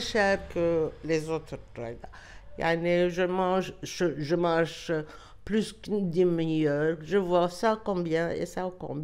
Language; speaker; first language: French; non-native, local second language; Arabic